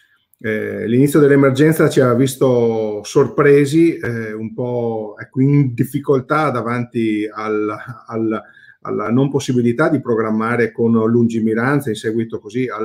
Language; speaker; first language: Italian; native; Italian